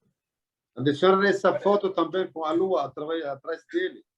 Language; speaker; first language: Portuguese; non-native, learner; Arabic